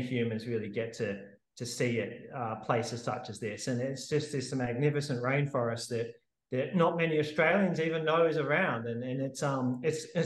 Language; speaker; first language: English; native; English